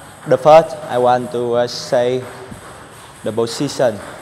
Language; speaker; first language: English; non-native, learner; Vietnamese